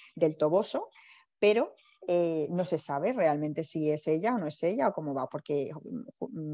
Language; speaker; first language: Spanish; native; Spanish